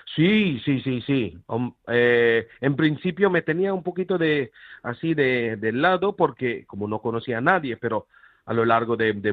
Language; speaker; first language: Spanish; non-native, fluent; Filipino